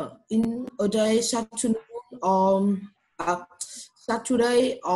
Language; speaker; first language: English; non-native, learner; Vietnamese